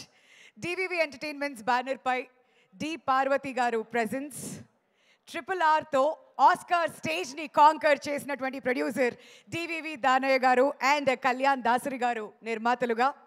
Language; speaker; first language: Telugu; native; Telugu